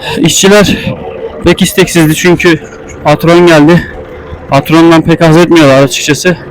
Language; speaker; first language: Turkish; native; Turkish